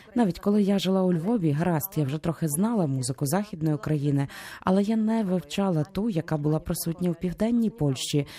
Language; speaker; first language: Ukrainian; native; Ukrainian